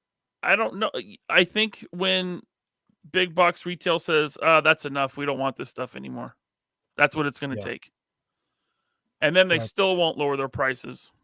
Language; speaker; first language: English; native; English